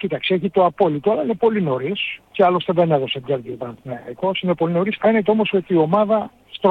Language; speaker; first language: Greek; native; Greek